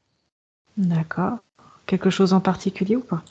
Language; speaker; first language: French; native; French